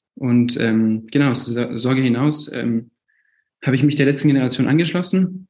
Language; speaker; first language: German; native; German